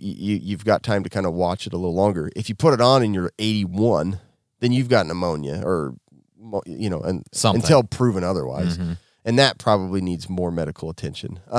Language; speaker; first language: English; native; English